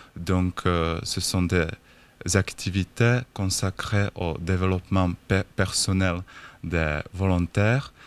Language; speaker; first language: French; non-native, fluent; Czech